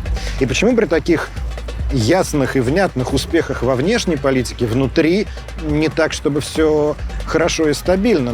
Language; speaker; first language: Russian; native; Russian